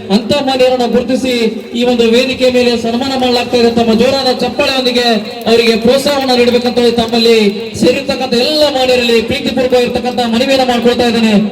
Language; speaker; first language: Kannada; native; Kannada